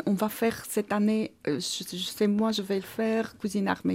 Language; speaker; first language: French; non-native, fluent; Armenian